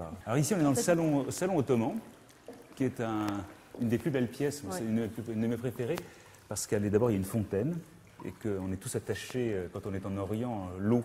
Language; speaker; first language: French; native; French